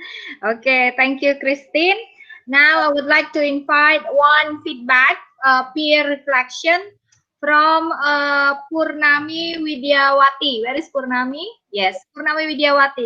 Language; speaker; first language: English; non-native, fluent; Indonesian